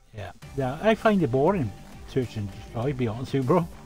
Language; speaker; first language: English; native; English